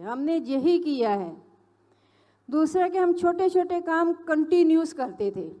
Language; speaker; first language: Hindi; non-native, local second language; Punjabi